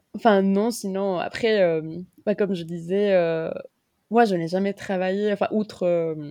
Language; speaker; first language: French; non-native, fluent; Spanish